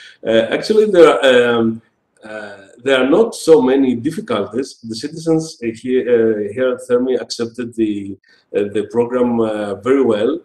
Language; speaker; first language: English; non-native, fluent; Greek